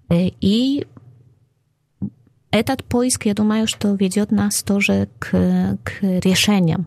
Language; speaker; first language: Russian; non-native, fluent; Polish